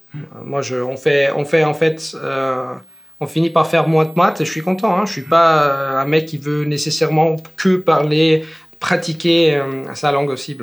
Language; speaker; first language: French; non-native, fluent; Italian